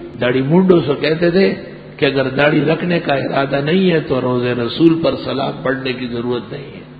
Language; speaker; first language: Urdu; non-native, local second language; Pashto